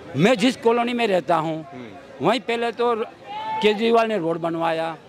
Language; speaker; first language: Hindi; non-native, local second language; Gujarati